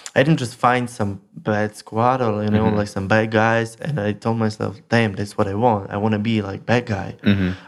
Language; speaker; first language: English; non-native, learner; Russian